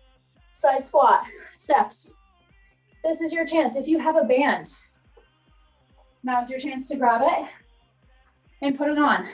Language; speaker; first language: English; native; English